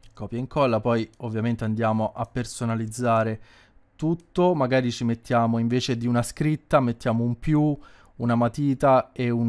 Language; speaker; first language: Italian; native; Italian